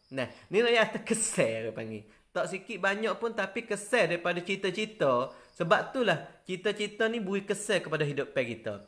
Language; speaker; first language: Malay; native; Malay